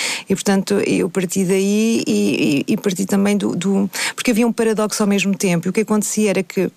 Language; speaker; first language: Portuguese; native; Portuguese